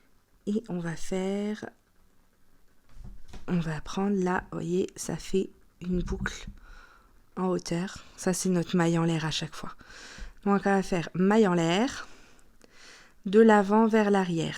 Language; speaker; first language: French; native; French